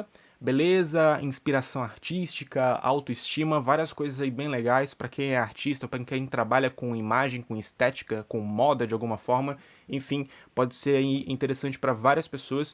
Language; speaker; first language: Portuguese; native; Portuguese